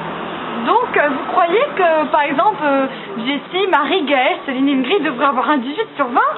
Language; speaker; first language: French; native; French